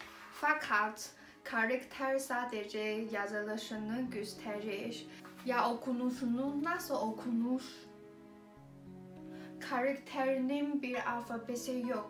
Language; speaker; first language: Turkish; non-native, learner; Chinese